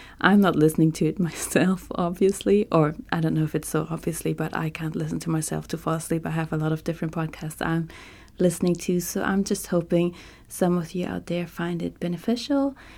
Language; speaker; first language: English; non-native, fluent; German